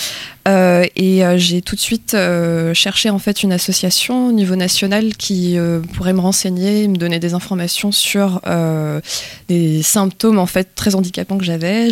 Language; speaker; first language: French; native; French